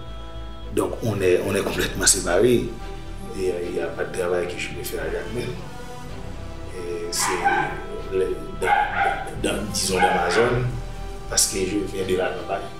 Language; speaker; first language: French; non-native, local second language; Haitian Creole